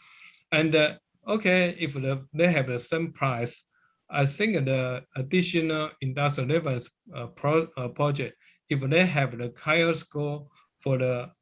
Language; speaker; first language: English; non-native, learner; Chinese